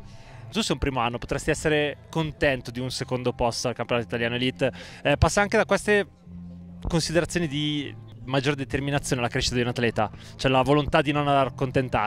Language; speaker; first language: Italian; native; Italian